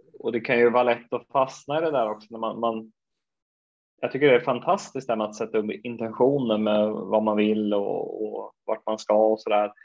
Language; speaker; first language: Swedish; native; Swedish